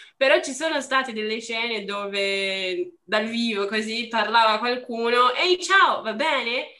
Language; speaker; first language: Italian; non-native, fluent; Portuguese